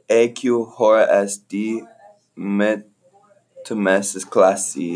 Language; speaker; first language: Spanish; non-native, learner; English